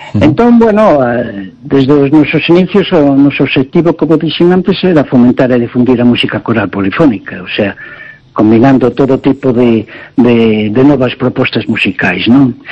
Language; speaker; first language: Galician; non-native, local second language; Spanish